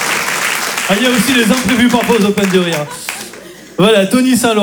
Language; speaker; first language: French; native; French